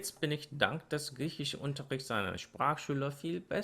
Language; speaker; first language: German; non-native, fluent; Korean